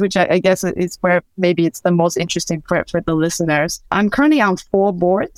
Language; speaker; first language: English; non-native, fluent; Chinese